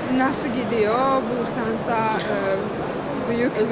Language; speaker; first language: Turkish; non-native, learner; Serbian